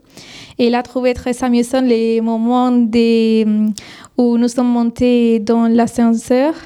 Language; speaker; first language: French; non-native, fluent; Spanish